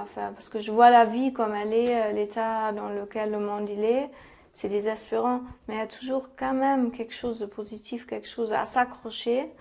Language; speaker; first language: French; non-native, fluent; German